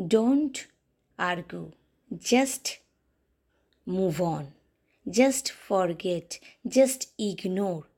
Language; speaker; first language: English; non-native, local second language; Bangla